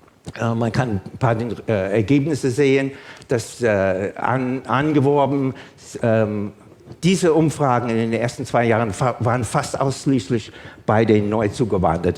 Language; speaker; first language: German; non-native, fluent; English